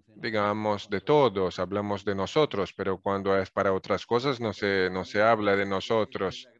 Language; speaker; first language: Spanish; non-native, fluent; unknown